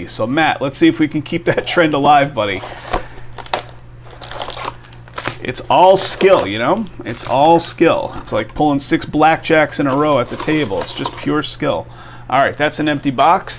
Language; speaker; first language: English; native; English